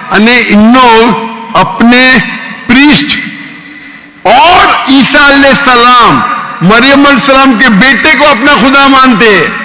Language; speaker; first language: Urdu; non-native, local second language; Konkani